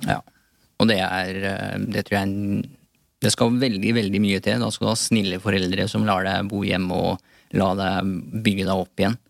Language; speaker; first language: Norwegian; early bilingual, other home language; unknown